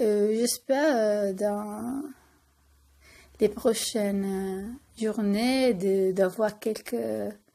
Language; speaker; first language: French; non-native, fluent; Italian